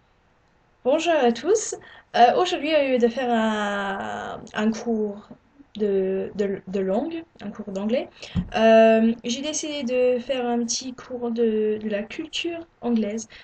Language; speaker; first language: French; non-native, learner; English